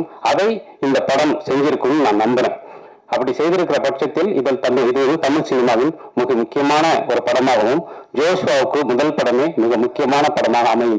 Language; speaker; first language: Tamil; native; Tamil